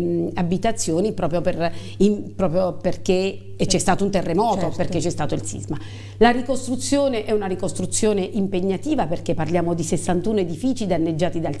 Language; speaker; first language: Italian; native; Italian